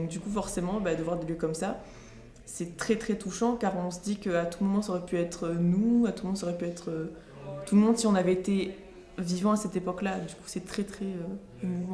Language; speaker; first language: French; native; French